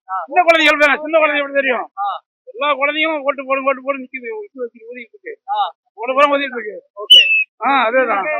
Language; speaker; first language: Tamil; non-native, local second language; Telugu